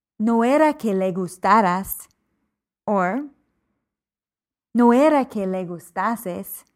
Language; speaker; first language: Spanish; non-native, fluent; English